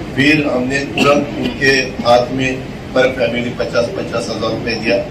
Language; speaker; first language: Hindi; non-native, local second language; Marathi